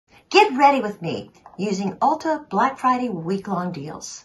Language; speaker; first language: English; native; English